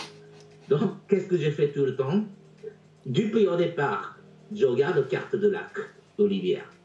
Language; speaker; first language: French; non-native, fluent; Japanese